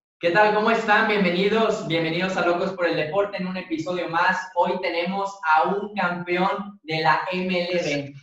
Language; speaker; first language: Spanish; native; Spanish